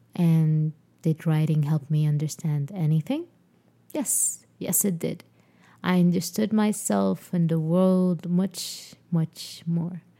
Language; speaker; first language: English; non-native, fluent; Arabic